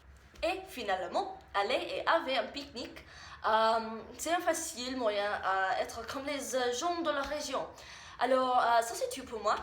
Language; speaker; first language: French; non-native, learner; English